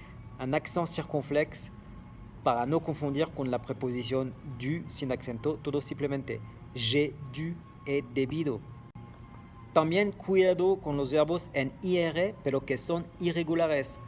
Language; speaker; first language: Spanish; non-native, fluent; French